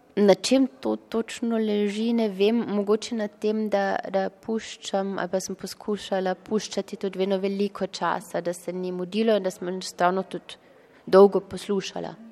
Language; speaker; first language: Slovenian; early bilingual, heritage; Slovenian